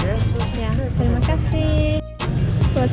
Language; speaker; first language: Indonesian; non-native, learner; Polish